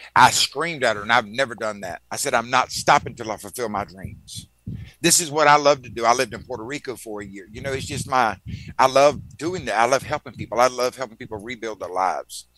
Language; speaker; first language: English; native; English